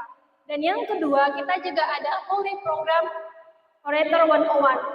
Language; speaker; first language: Indonesian; native; Indonesian